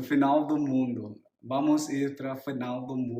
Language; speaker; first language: Portuguese; non-native, learner; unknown